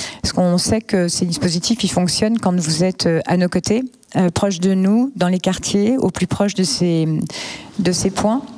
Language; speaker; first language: French; native; French